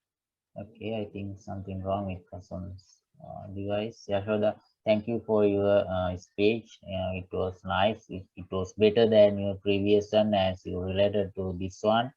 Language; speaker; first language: English; non-native, local second language; Sinhala